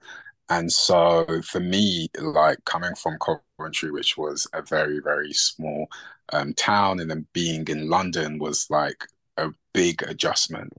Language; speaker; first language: English; native; English